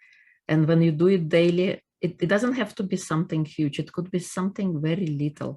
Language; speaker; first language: English; non-native, fluent; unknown